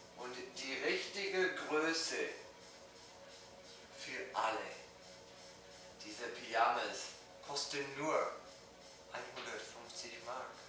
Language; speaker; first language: German; non-native, learner; English